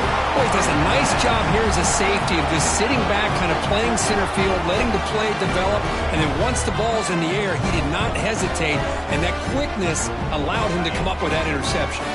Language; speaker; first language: English; native; English